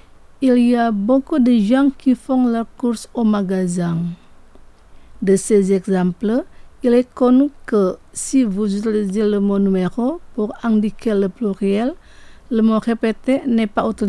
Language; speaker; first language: French; non-native, fluent; Indonesian